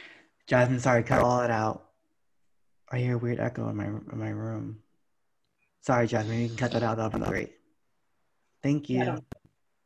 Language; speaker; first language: English; native; English